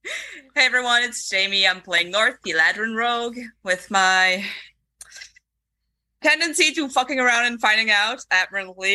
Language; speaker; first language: English; non-native, fluent; French